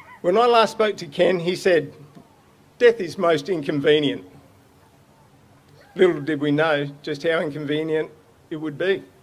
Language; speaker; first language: English; native; English